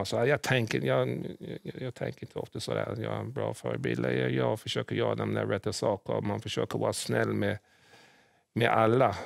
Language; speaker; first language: Swedish; early bilingual, other home language; English